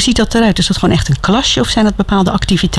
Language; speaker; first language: Dutch; native; Dutch